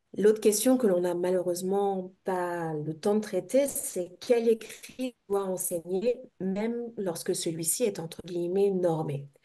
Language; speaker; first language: French; native; French